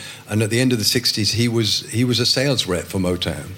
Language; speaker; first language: English; native; English